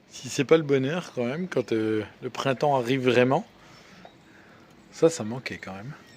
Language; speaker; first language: French; native; French